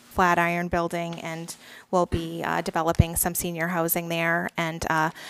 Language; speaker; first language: English; native; English